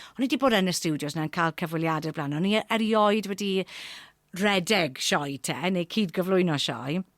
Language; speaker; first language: Welsh; non-native, local second language; English